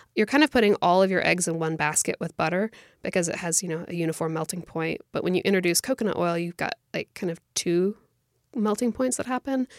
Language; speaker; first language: English; native; English